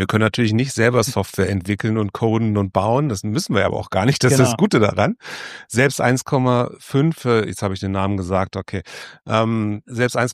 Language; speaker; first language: German; native; German